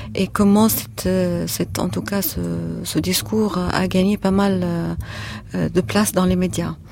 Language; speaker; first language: French; non-native, fluent; Arabic